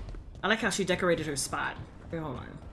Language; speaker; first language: English; native; English